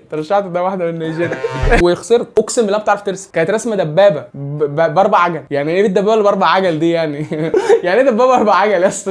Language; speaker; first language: Arabic; native; Arabic